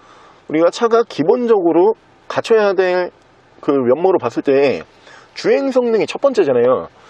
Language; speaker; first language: Korean; native; Korean